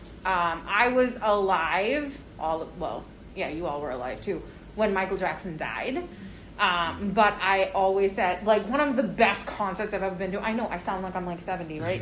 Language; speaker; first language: English; non-native, local second language; Hindi